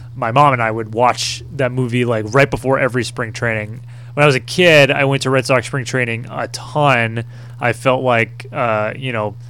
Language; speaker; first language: English; native; English